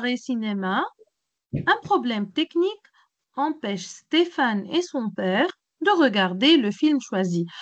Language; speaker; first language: French; non-native, local second language; Arabic